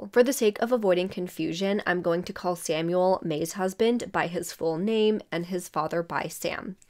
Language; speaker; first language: English; native; English